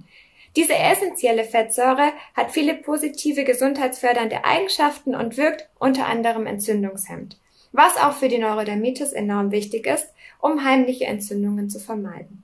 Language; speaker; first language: German; native; German